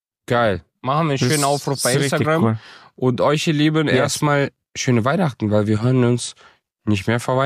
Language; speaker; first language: German; early bilingual, other home language; Romanian